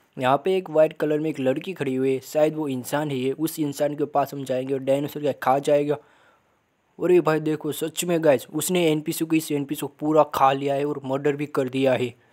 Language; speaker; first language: Hindi; non-native, local second language; Gujarati